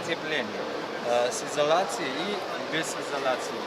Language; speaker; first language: Russian; non-native, fluent; Georgian